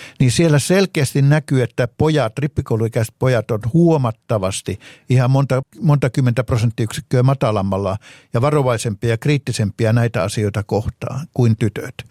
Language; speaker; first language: Finnish; native; Finnish